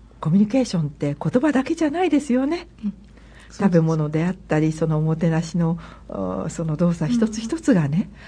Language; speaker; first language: Japanese; native; Japanese